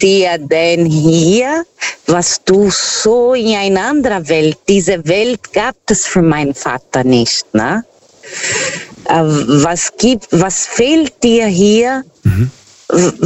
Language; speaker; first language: German; non-native, fluent; Portuguese